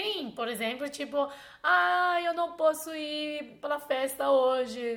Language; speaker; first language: Portuguese; non-native, fluent; Chinese